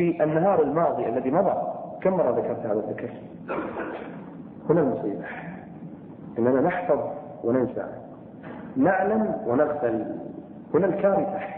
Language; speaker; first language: Arabic; native; Arabic